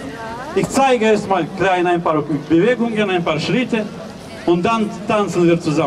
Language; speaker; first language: German; non-native, fluent; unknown